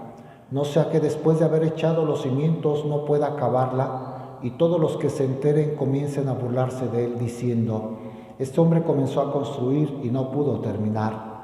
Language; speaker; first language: Spanish; native; Spanish